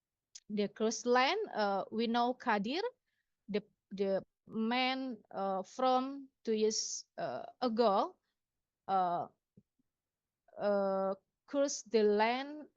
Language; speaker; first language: English; non-native, local second language; Indonesian